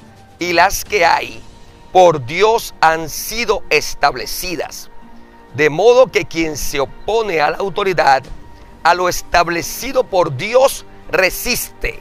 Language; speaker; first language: Spanish; native; Spanish